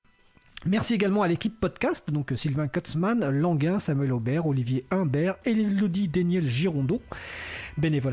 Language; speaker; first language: French; native; French